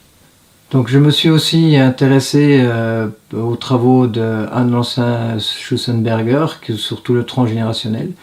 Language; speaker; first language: French; native; French